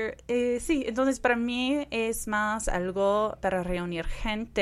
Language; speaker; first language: Spanish; non-native, fluent; English